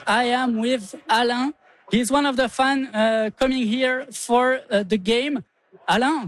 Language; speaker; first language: English; non-native, fluent; French